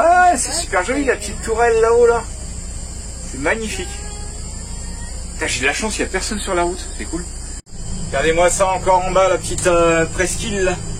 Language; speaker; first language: French; native; French